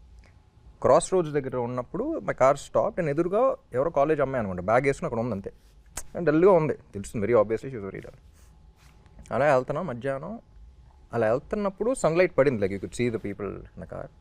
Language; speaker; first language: Telugu; native; Telugu